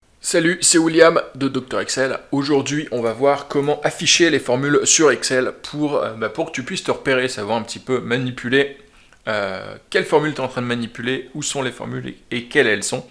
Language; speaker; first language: French; native; French